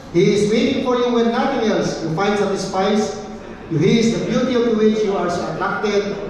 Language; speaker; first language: English; non-native, local second language; Filipino